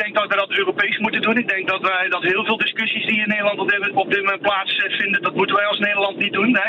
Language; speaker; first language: Dutch; native; Dutch